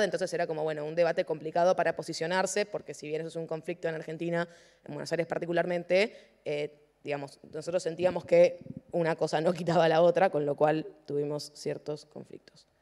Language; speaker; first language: Spanish; native; Spanish